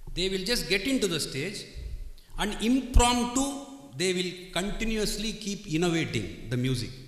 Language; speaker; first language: English; non-native, local second language; Tamil